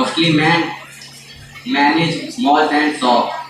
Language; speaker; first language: English; non-native, learner; Hindi